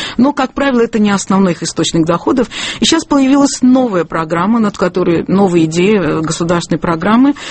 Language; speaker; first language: Russian; non-native, local second language; Azerbaijani